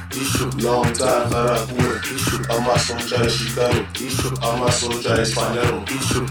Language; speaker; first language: English; native; English